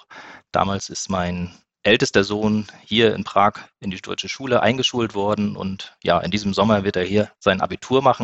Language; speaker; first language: German; native; German